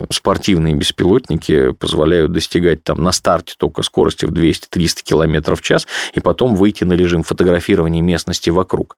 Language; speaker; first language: Russian; native; Russian